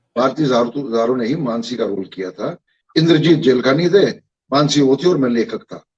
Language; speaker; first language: Hindi; non-native, local second language; Kashmiri